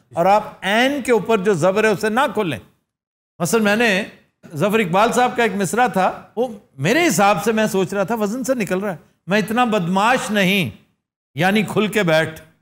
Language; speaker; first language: Urdu; non-native, local second language; Punjabi